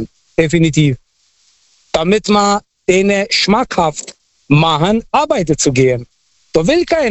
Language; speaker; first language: German; non-native, fluent; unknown